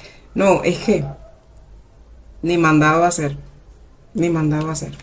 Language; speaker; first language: Spanish; native; Spanish